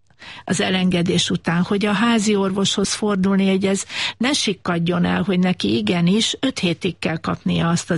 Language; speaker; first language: Hungarian; native; Hungarian